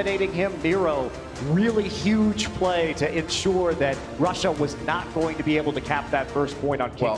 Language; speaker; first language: English; native; English